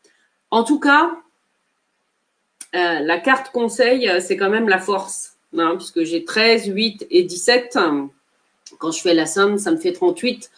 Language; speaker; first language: French; native; French